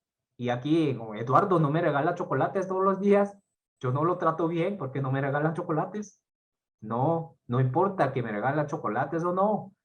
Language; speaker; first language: Spanish; non-native, fluent; Korean